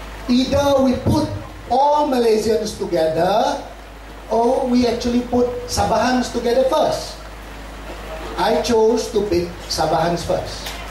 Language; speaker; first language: English; non-native, local second language; Central Dusun